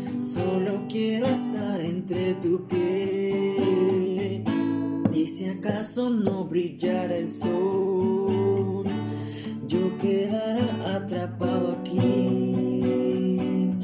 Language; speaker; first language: Spanish; native; Spanish